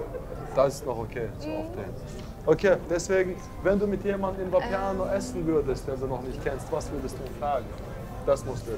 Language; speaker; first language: German; native; German